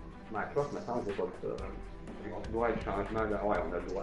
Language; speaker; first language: French; native; French